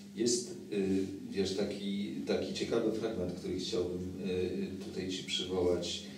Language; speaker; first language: Polish; native; Polish